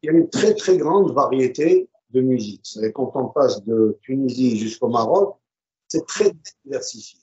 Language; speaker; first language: French; non-native, local second language; Arabic